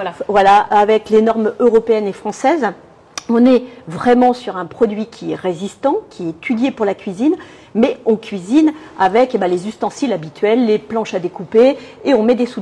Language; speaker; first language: French; native; French